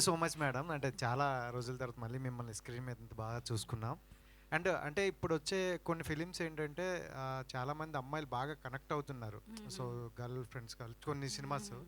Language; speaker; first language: Telugu; native; Telugu